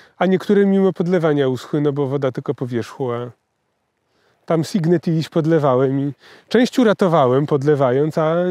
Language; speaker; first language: Polish; native; Polish